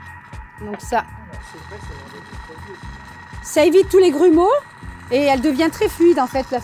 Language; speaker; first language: French; native; French